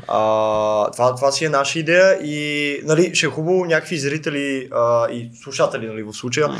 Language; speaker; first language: Bulgarian; native; Bulgarian